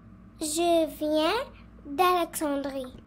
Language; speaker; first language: French; non-native, learner; Arabic